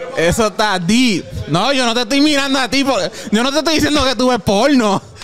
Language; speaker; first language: Spanish; early bilingual, heritage; Spanish